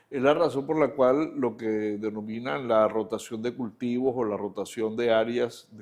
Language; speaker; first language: Spanish; native; Spanish